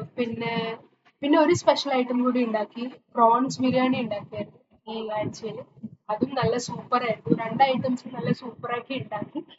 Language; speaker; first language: Malayalam; early bilingual, heritage; Malayalam